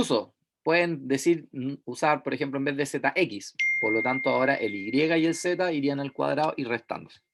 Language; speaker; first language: Spanish; native; Spanish